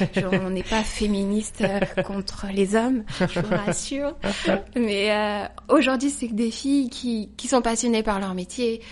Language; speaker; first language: French; native; French